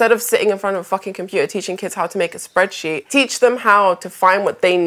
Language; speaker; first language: English; native; English